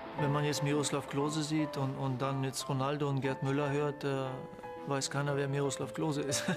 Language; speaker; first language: German; early bilingual, other home language; Polish